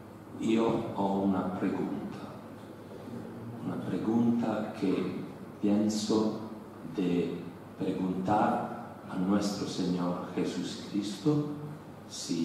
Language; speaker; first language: Spanish; non-native, learner; Italian